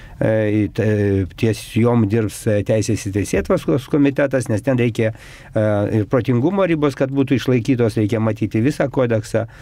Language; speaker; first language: Lithuanian; native; Lithuanian